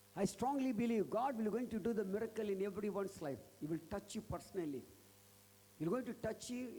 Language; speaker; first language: English; non-native, local second language; Telugu